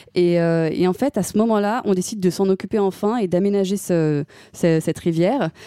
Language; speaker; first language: French; native; French